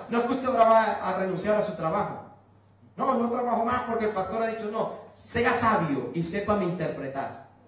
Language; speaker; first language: Spanish; native; Spanish